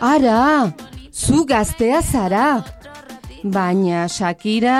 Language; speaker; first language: Basque; non-native, learner; Spanish